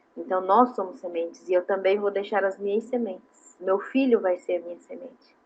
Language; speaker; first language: Portuguese; non-native, local second language; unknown